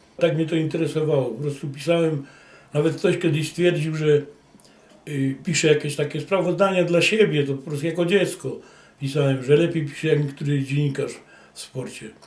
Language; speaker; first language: Polish; native; Polish